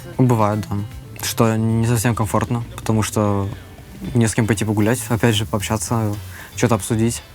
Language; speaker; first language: Russian; native; Russian